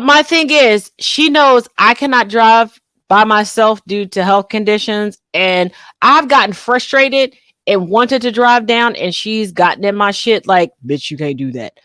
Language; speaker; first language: English; native; English